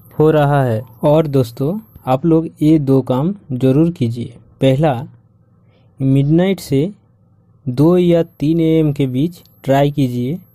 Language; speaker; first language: Hindi; non-native, local second language; Bangla